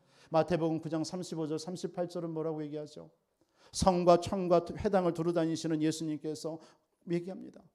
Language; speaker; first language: Korean; native; Korean